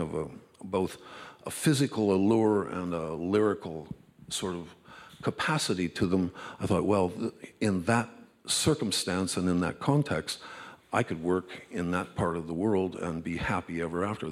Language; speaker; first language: English; native; English